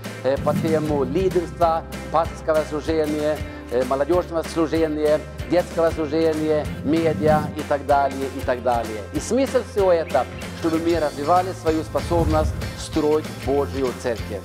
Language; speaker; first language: Russian; non-native, fluent; Norwegian